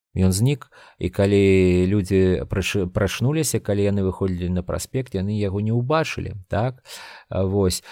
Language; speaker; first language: Belarusian; non-native, local second language; Russian